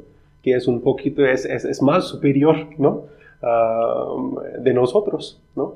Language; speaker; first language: Spanish; non-native, fluent; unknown